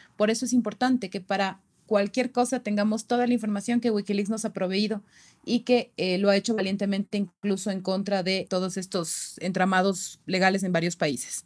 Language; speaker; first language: Spanish; native; Spanish